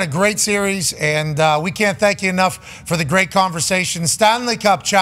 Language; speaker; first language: English; native; English